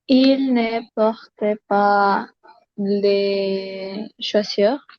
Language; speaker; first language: French; non-native, learner; Spanish